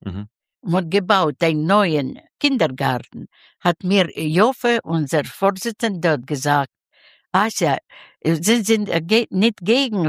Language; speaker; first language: German; non-native, learner; Russian